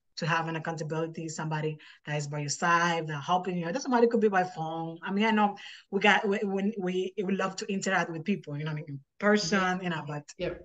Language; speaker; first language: English; non-native, fluent; Spanish